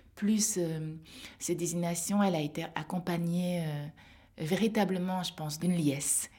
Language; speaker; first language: French; native; French